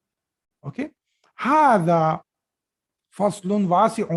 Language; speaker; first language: Arabic; non-native, fluent; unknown